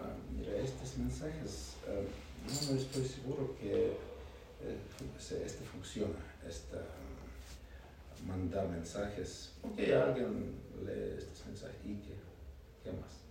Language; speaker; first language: Spanish; non-native, learner; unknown